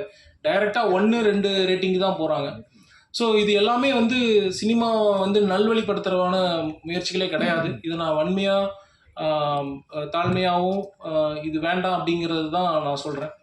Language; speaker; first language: Tamil; native; Tamil